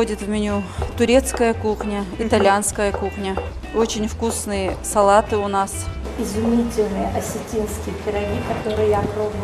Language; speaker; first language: Russian; native; Russian